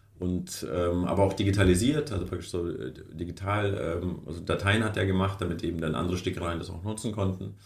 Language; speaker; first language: German; early bilingual, other home language; Russian